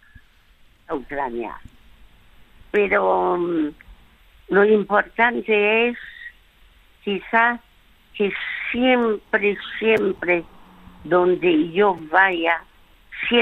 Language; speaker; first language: Spanish; early bilingual, other home language; French